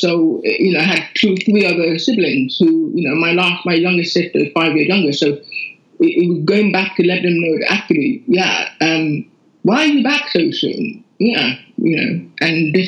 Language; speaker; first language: English; non-native, local second language; Yoruba